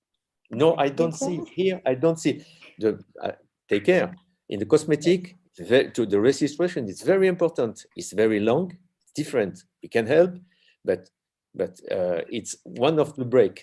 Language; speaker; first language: English; non-native, learner; French